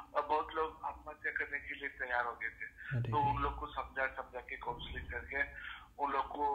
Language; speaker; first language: Hindi; non-native, local second language; Urdu